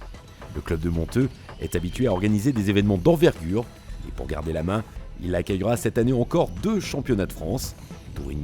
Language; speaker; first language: French; native; French